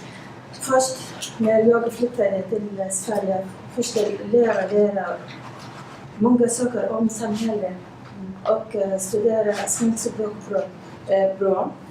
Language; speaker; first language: Swedish; non-native, learner; Arabic